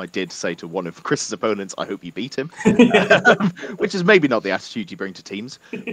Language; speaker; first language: English; native; English